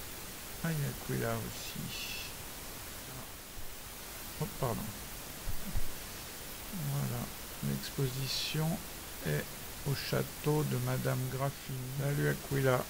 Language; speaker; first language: French; native; French